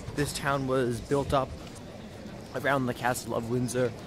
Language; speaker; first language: English; native; English